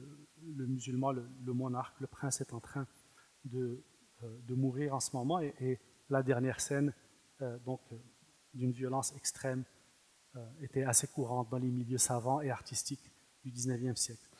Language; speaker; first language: French; non-native, fluent; Arabic